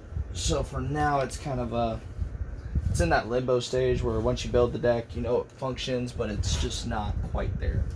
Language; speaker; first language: English; native; English